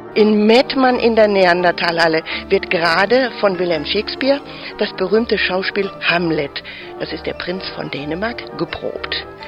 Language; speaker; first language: German; native; German